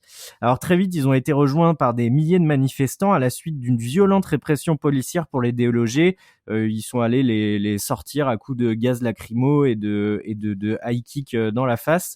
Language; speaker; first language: French; native; French